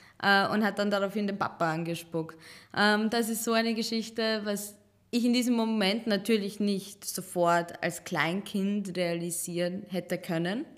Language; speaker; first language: German; early bilingual, other home language; Serbian